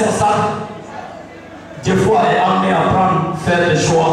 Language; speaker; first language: French; non-native, local second language; Fula